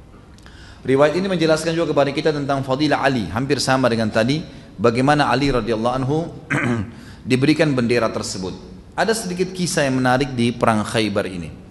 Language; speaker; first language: Indonesian; native; Indonesian